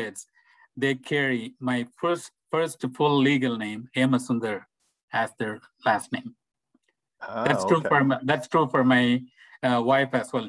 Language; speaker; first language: English; non-native, local second language; Tamil